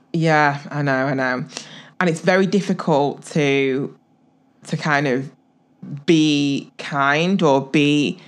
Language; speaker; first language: English; native; English